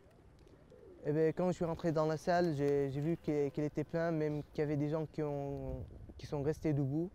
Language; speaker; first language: French; early bilingual, other home language; Arabic